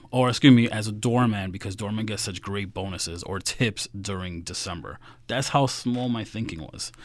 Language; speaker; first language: English; native; English